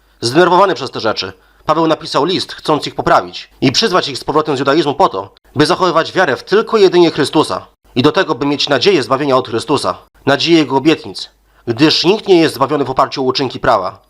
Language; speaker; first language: Polish; native; Polish